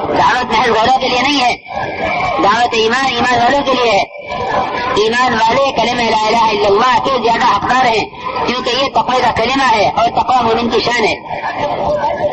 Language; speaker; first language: Urdu; native; Urdu